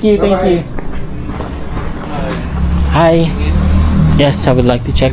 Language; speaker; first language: English; non-native, local second language; Filipino